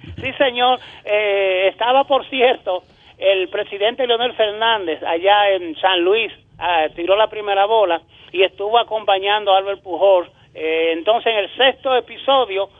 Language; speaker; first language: Spanish; native; Spanish